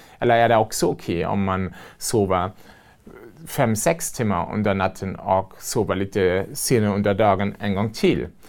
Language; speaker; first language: Swedish; non-native, fluent; German